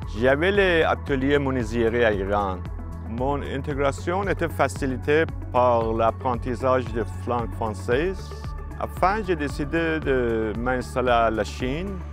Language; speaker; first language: French; non-native, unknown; Persian